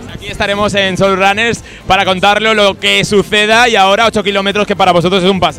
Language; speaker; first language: Spanish; native; Spanish